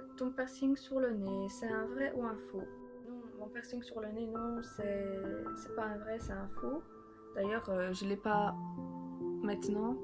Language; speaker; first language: French; early bilingual, other home language; Polish